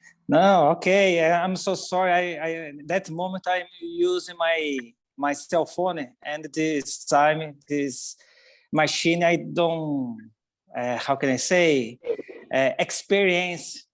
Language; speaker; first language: English; non-native, learner; Portuguese